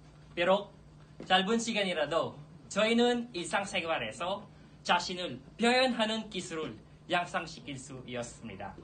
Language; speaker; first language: Korean; non-native, learner; Filipino